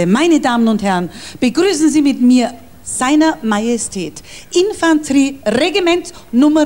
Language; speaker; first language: German; native; German